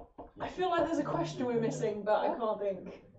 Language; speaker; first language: English; native; English